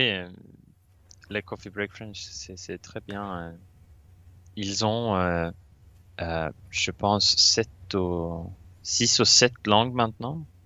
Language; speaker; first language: French; non-native, learner; Swedish